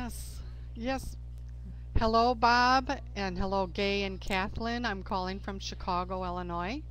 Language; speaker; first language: English; native; English